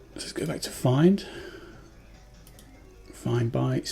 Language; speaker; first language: English; native; English